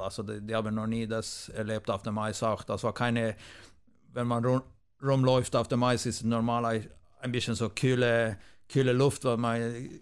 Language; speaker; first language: German; non-native, fluent; Swedish